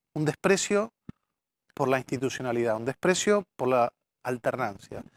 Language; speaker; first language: Spanish; native; Spanish